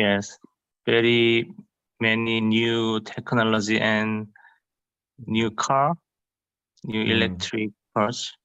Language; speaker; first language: English; non-native, learner; Korean